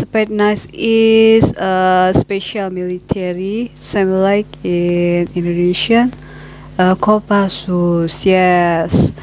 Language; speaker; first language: English; non-native, learner; Indonesian